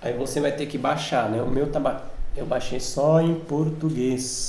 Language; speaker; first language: Portuguese; native; Portuguese